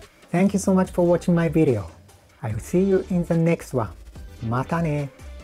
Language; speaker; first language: English; non-native, fluent; Japanese